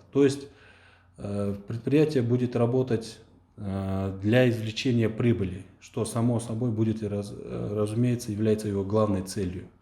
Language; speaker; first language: Russian; non-native, local second language; Kyrgyz